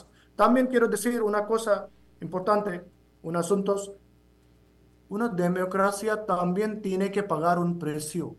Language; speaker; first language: Spanish; non-native, fluent; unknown